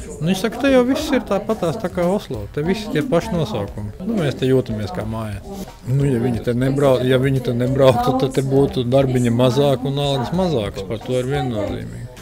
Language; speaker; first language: Latvian; native; Latvian